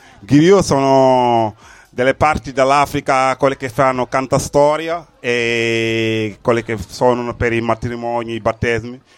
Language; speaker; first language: Italian; non-native, fluent; Wolof